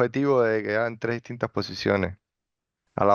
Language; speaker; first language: Spanish; native; Spanish